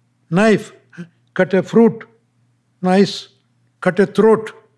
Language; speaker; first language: English; non-native, local second language; Tamil